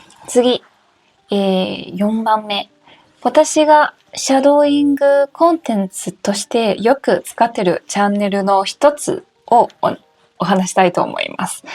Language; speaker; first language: Japanese; non-native, fluent; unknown